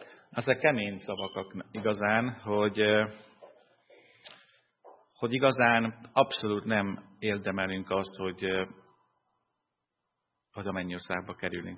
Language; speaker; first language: Hungarian; non-native, fluent; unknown